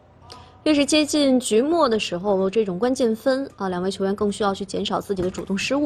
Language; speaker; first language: Chinese; native; Chinese